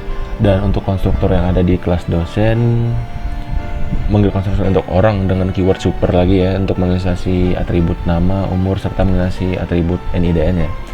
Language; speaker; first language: Indonesian; native; Indonesian